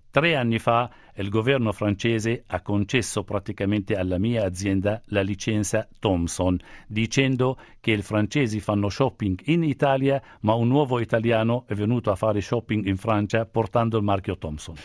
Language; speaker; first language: Italian; non-native, fluent; Arabic